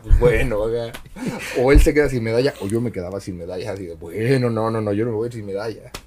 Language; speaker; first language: Spanish; native; Spanish